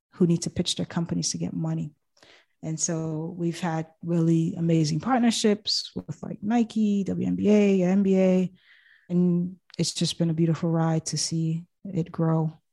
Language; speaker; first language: English; native; English